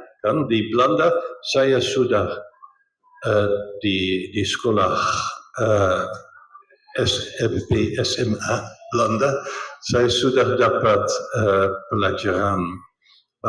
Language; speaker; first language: Indonesian; non-native, fluent; Dutch